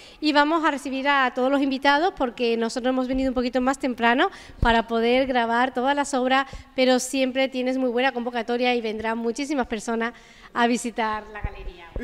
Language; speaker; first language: Spanish; native; Spanish